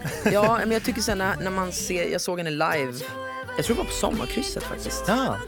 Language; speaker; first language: Swedish; early bilingual, other home language; Italian